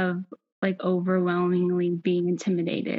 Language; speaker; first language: English; early bilingual, other home language; Spanish